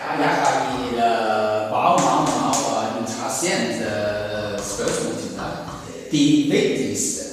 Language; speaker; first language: Danish; non-native, learner; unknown